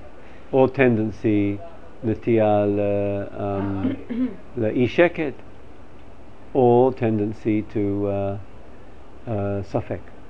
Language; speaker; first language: Hebrew; non-native, fluent; English